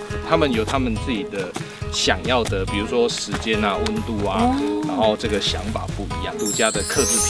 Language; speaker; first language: Chinese; native; Chinese